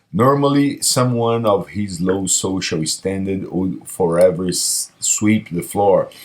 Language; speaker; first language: English; non-native, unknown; Portuguese